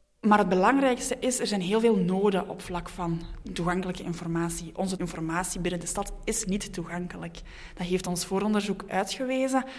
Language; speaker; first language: Dutch; native; Dutch